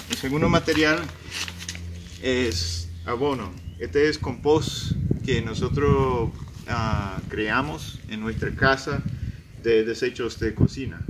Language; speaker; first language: Spanish; non-native, fluent; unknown